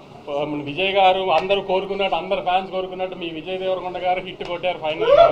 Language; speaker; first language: Telugu; native; Telugu